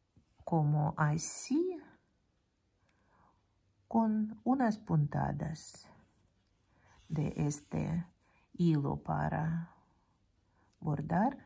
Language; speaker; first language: Spanish; non-native, fluent; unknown